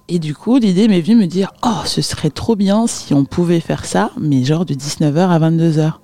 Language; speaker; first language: French; early bilingual, other home language; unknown